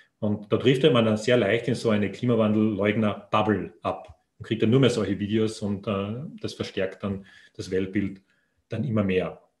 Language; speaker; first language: German; native; German